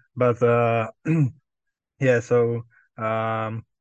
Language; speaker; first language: English; non-native, fluent; Czech